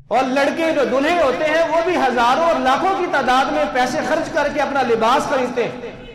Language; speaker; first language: Urdu; non-native, local second language; Punjabi